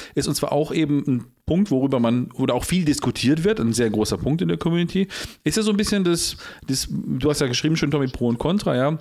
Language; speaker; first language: German; early bilingual, heritage; Polish